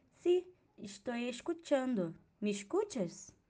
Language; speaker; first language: Portuguese; non-native, learner; Spanish